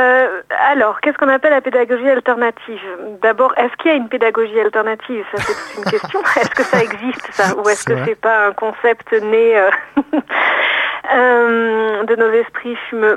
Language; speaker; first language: French; native; French